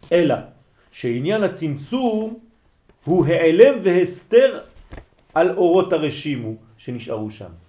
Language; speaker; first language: Hebrew; non-native, fluent; French